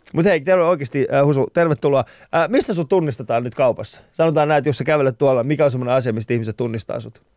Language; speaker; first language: Finnish; early bilingual, other home language; Persian